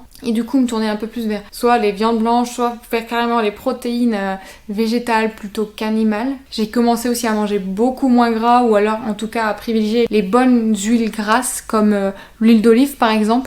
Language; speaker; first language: French; native; French